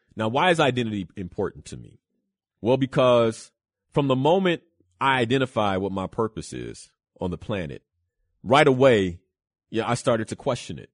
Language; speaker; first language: English; early bilingual, other home language; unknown